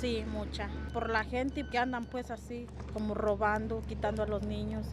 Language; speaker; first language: Spanish; native; Spanish